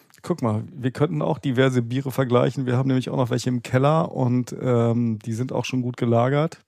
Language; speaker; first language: German; native; German